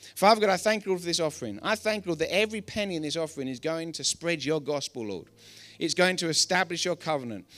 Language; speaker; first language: English; native; English